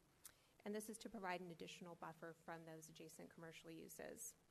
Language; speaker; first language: English; native; English